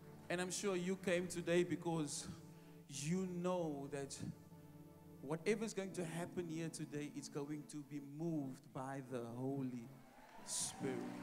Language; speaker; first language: English; non-native, local second language; Afrikaans